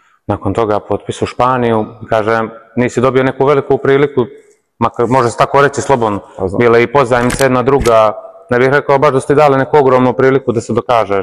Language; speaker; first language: Bosnian; native; Bosnian